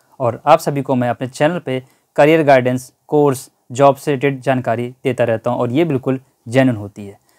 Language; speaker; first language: Hindi; native; Hindi